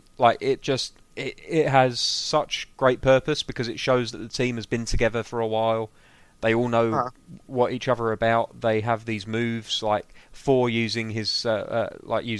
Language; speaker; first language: English; native; English